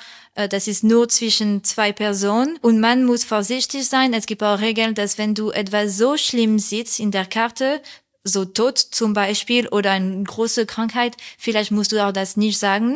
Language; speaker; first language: German; non-native, fluent; French